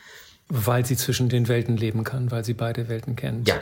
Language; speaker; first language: German; native; German